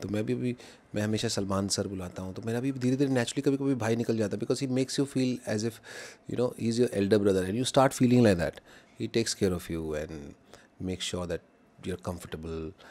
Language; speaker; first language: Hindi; non-native, local second language; Punjabi